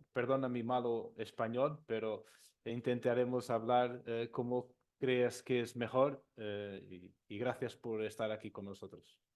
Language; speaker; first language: Spanish; non-native, learner; Portuguese